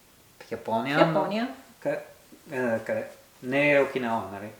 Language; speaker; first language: Bulgarian; non-native, learner; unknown